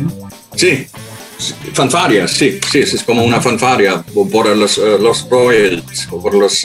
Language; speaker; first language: Spanish; non-native, learner; German